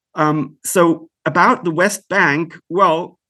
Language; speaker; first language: English; early bilingual, other home language; Hebrew